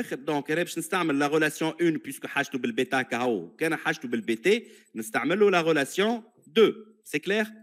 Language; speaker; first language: French; non-native, local second language; Arabic